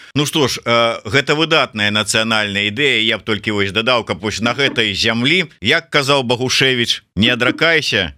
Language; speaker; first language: Belarusian; native; Belarusian